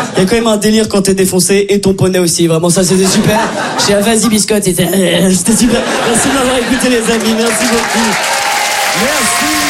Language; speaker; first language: French; native; French